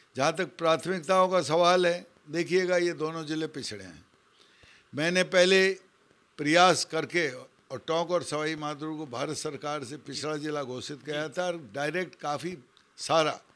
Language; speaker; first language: Hindi; native; Hindi